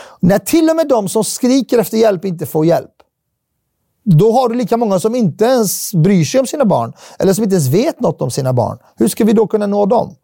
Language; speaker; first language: Swedish; early bilingual, other home language; Arabic